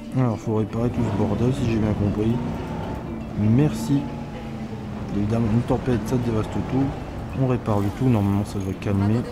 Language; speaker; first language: French; native; French